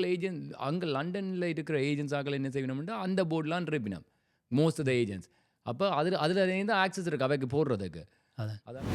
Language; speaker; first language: Tamil; native; Tamil